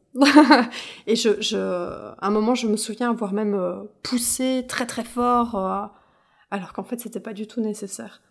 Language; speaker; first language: French; native; French